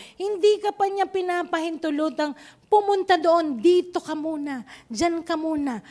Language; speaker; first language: Filipino; non-native, local second language; Pampanga